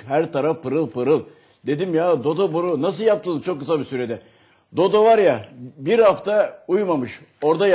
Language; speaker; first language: Turkish; native; Turkish